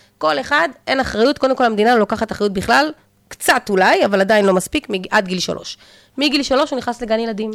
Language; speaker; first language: Hebrew; native; Hebrew